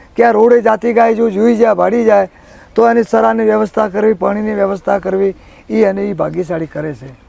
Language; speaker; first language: Gujarati; native; Gujarati